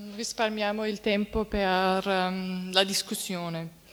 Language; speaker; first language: Italian; non-native, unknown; German